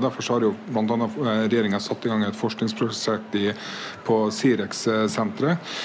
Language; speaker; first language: Norwegian; native; Norwegian